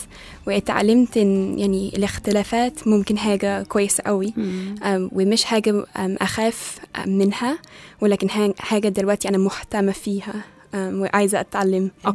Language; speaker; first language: Arabic; non-native, learner; English